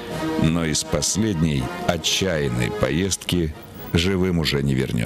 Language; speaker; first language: Russian; native; Russian